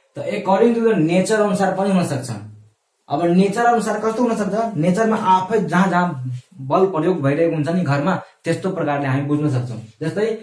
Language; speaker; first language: Nepali; non-native, local second language; Maithili